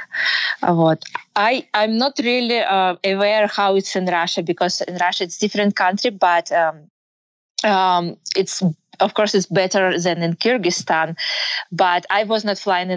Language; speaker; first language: English; non-native, learner; Russian